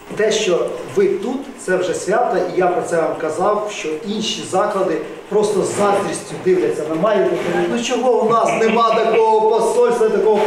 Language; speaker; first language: Ukrainian; native; Ukrainian